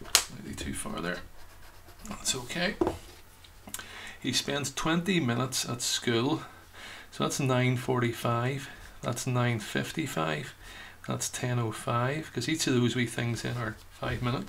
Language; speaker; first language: English; native; English